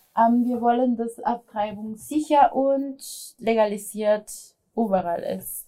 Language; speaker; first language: German; non-native, fluent; Spanish